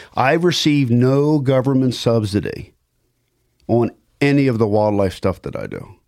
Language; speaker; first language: English; native; English